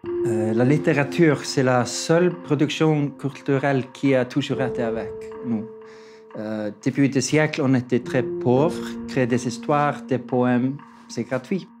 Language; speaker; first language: French; non-native, fluent; Icelandic